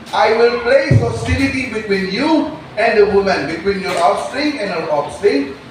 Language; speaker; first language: English; non-native, local second language; Filipino